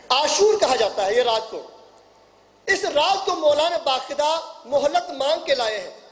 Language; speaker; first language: Urdu; non-native, local second language; Punjabi